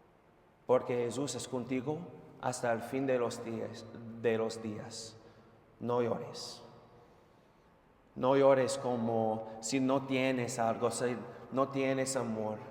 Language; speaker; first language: Spanish; non-native, fluent; English